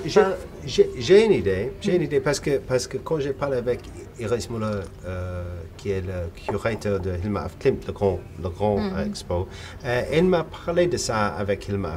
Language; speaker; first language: French; non-native, fluent; English